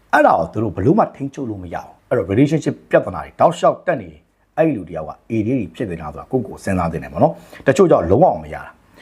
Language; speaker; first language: Burmese; native; Burmese